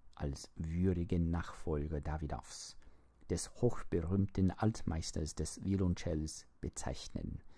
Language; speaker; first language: German; non-native, fluent; English